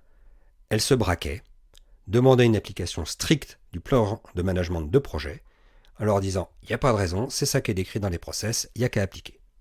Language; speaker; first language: French; native; French